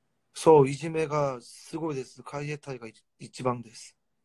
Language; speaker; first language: Japanese; non-native, fluent; Korean